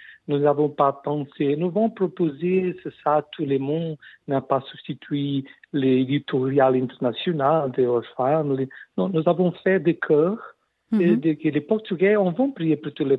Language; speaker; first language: French; non-native, learner; Portuguese